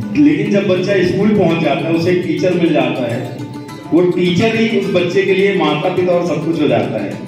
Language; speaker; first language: Hindi; native; Hindi